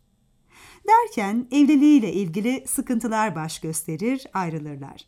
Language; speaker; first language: Turkish; native; Turkish